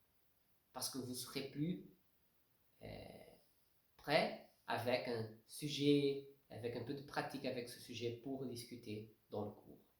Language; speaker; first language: French; non-native, fluent; Portuguese